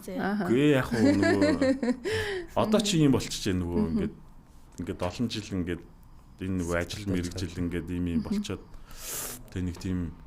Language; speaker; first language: Mongolian; native; Mongolian